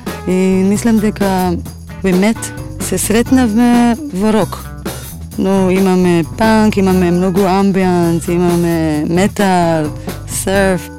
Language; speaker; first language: Macedonian; non-native, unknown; Hebrew